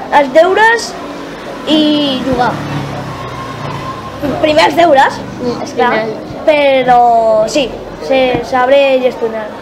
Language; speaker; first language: Catalan; non-native, local second language; Spanish